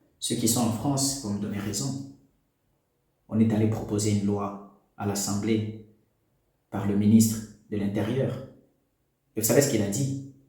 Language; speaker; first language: French; non-native, local second language; Lingala